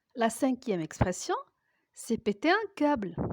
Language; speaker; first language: French; non-native, local second language; Arabic